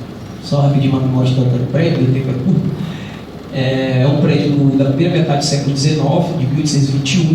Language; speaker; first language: Portuguese; native; Portuguese